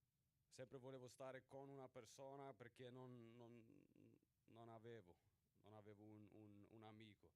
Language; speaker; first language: Italian; non-native, learner; Swedish